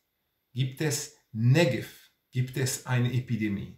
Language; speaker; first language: German; non-native, fluent; Hebrew